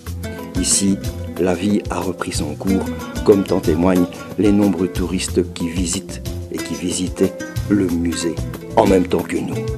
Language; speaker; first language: French; native; French